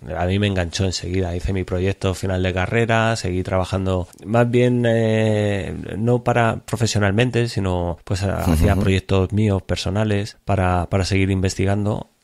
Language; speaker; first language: Spanish; native; Spanish